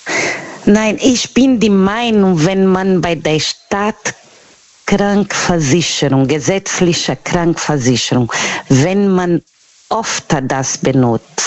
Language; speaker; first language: German; non-native, learner; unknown